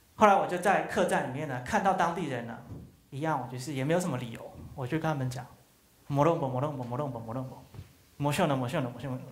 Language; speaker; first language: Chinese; native; Chinese